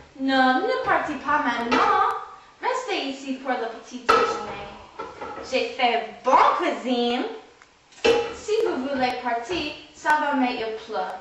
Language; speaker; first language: French; non-native, learner; English